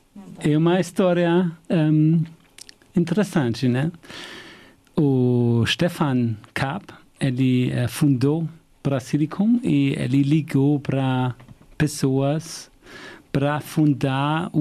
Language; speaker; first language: Portuguese; non-native, fluent; German